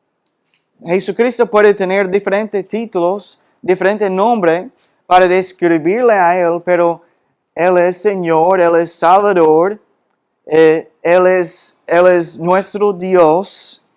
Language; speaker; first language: Spanish; non-native, fluent; English